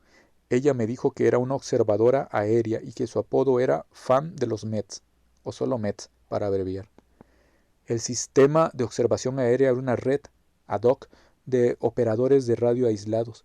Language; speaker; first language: Spanish; native; Spanish